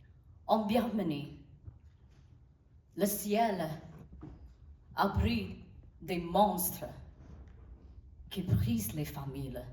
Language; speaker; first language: French; non-native, learner; Burmese